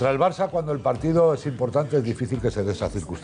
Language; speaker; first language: Spanish; native; Spanish